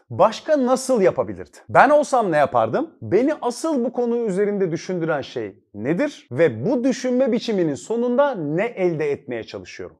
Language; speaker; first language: Turkish; native; Turkish